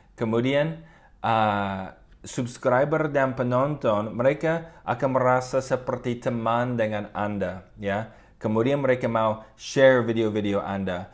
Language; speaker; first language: Indonesian; non-native, fluent; English